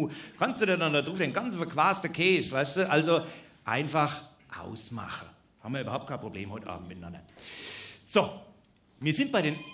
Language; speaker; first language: German; native; German